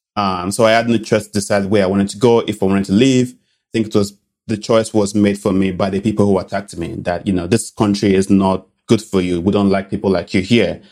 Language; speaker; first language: English; non-native, local second language; Bini